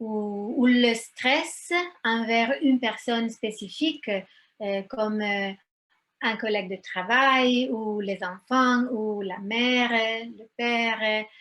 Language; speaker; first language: French; non-native, fluent; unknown